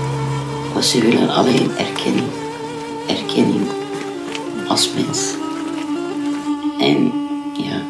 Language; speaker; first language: Dutch; non-native, fluent; Kurdish